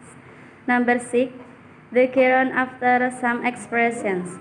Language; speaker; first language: English; non-native, learner; Indonesian